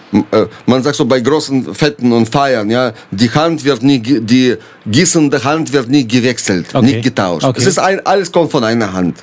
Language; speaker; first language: German; non-native, fluent; Russian